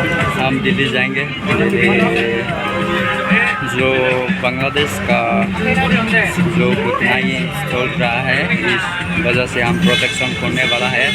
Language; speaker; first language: Hindi; non-native, local second language; Chakma